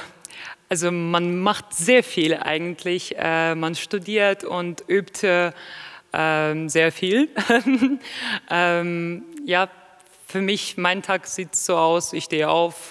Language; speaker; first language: German; non-native, fluent; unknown